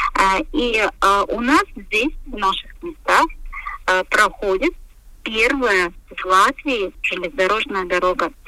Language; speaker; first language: Russian; native; Russian